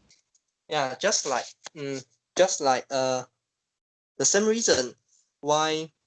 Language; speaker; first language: English; non-native, local second language; Chinese